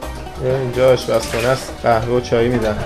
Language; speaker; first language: Persian; native; Persian